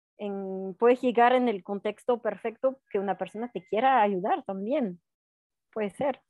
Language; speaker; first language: Spanish; non-native, fluent; French